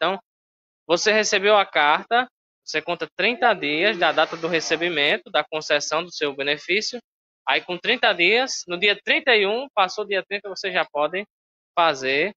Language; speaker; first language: Portuguese; native; Portuguese